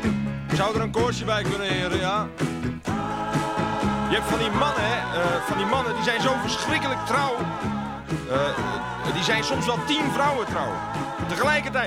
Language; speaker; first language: Dutch; native; Dutch